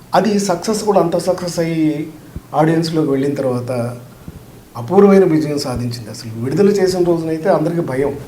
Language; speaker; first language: Telugu; native; Telugu